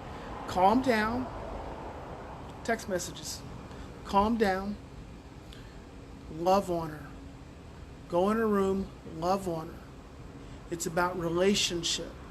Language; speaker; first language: English; native; English